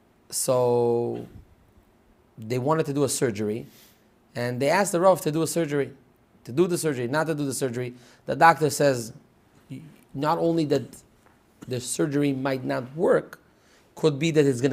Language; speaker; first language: English; early bilingual, other home language; Hebrew